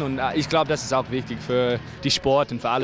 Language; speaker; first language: German; non-native, learner; English